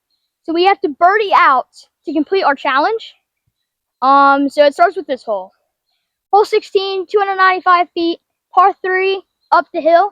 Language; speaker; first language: English; native; English